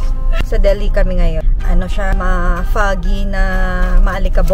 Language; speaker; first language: Filipino; native; Filipino